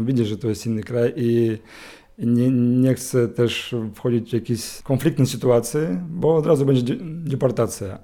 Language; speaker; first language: Polish; non-native, learner; Ukrainian